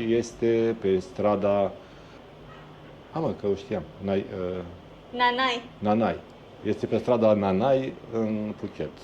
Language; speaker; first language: Romanian; native; Romanian